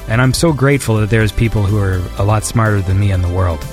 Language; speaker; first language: English; native; English